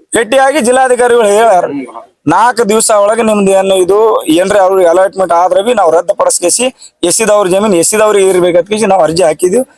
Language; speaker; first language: Kannada; non-native, local second language; Lambadi